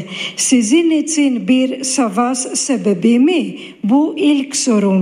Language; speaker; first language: Turkish; non-native, fluent; Greek